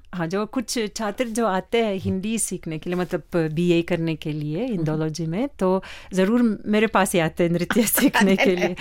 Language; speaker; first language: Hindi; non-native, fluent; Lithuanian